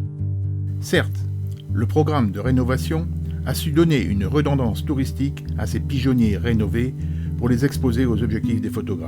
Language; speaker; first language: French; native; French